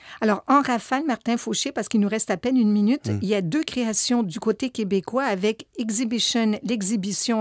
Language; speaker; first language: French; native; French